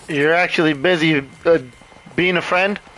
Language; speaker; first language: English; native; English